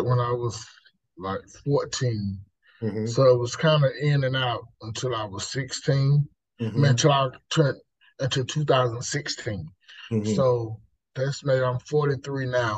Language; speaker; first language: English; native; English